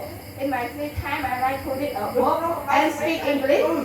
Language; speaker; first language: English; non-native, learner; Khmer